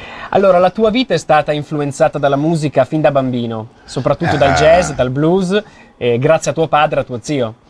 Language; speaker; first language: Italian; native; Italian